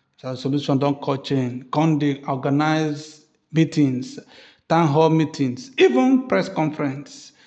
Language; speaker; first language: Nigerian Pidgin; non-native, local second language; Igbo